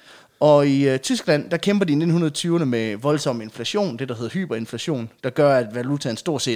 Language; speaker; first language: Danish; native; Danish